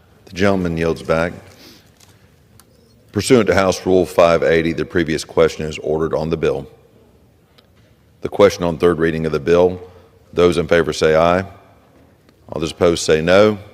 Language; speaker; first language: English; native; English